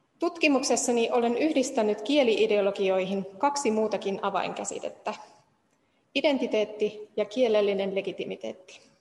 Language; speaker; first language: Finnish; non-native, fluent; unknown